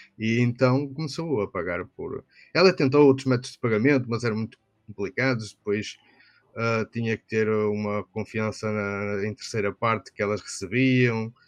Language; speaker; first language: Portuguese; native; Portuguese